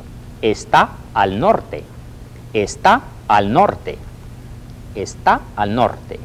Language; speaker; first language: Spanish; non-native, fluent; English